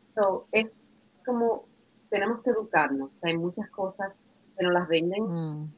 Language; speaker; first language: Spanish; native; Spanish